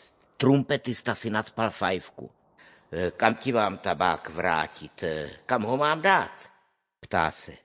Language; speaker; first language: Czech; native; Czech